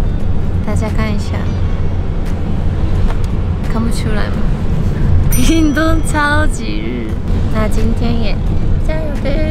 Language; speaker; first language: Chinese; non-native, fluent; Japanese